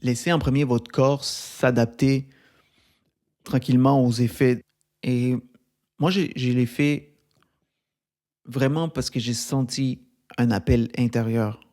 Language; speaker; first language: French; native; French